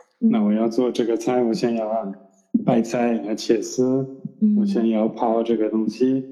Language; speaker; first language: Chinese; non-native, fluent; French